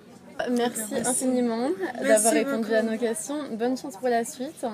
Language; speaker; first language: French; native; French